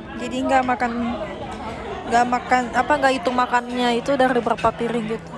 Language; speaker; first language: Indonesian; native; Indonesian